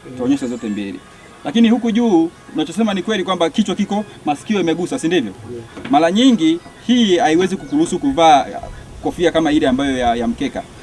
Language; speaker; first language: Swahili; native; Swahili